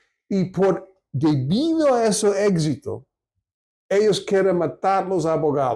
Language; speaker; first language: Spanish; non-native, fluent; English